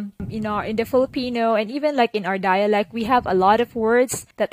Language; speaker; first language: English; non-native, local second language; Cebuano